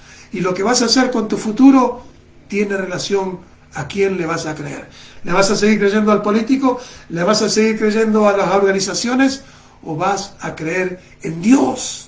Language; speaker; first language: Spanish; native; Spanish